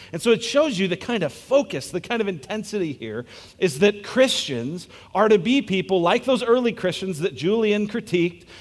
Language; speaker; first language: English; native; English